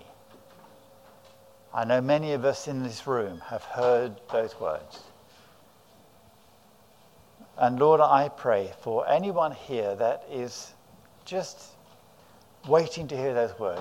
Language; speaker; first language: English; native; English